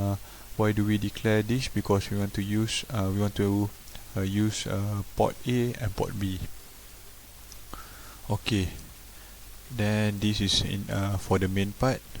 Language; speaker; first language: English; non-native, local second language; Malay